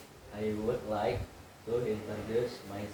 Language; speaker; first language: English; non-native, learner; Indonesian